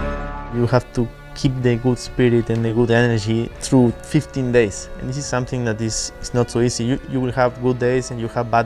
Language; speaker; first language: English; non-native, fluent; Spanish